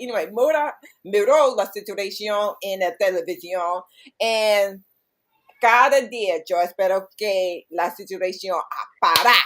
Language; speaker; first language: Spanish; non-native, learner; English